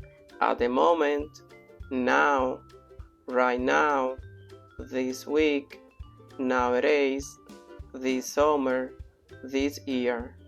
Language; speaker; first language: English; non-native, fluent; Spanish